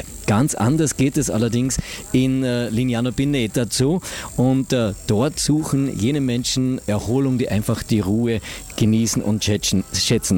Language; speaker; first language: German; native; German